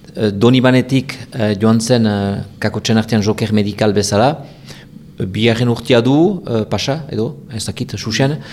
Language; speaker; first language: Basque; native; Basque